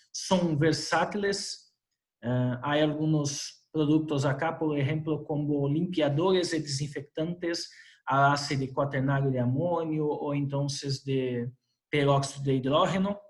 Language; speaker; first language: Spanish; non-native, fluent; Portuguese